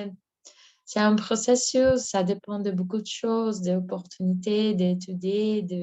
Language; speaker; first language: French; non-native, learner; Portuguese